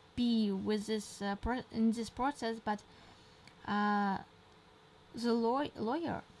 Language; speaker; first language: English; non-native, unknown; Ukrainian